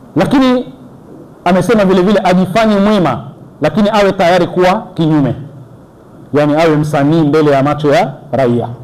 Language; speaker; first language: Swahili; native; Swahili